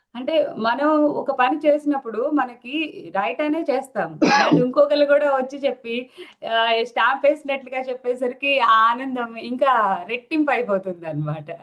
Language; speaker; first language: Telugu; native; Telugu